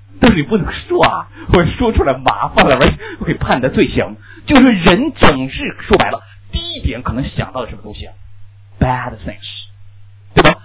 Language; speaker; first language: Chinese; native; Chinese